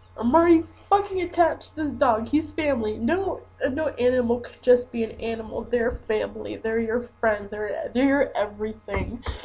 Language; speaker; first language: English; native; English